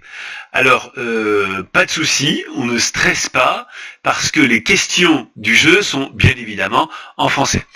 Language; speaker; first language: French; native; French